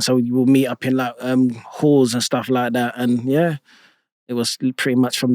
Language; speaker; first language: English; native; English